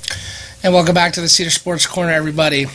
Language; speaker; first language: English; native; English